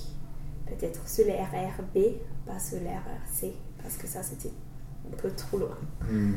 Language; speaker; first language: French; non-native, learner; English